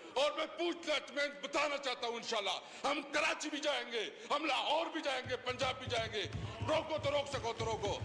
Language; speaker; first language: Urdu; non-native, local second language; Pashto